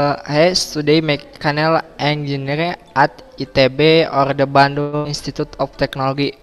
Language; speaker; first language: English; non-native, learner; Indonesian